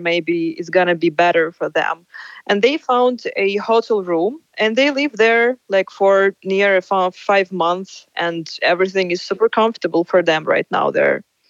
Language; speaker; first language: English; non-native, fluent; Ukrainian